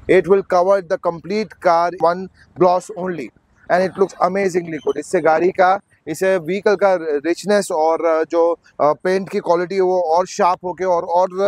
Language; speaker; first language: Hindi; native; Hindi